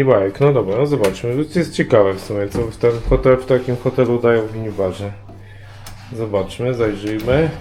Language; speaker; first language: Polish; native; Polish